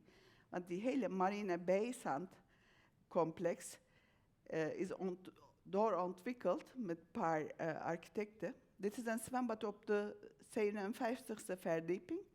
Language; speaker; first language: Dutch; non-native, fluent; Turkish